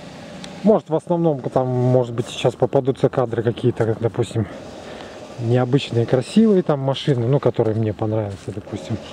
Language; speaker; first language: Russian; native; Russian